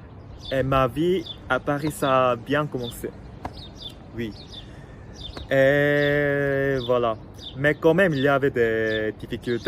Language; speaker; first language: French; non-native, fluent; Korean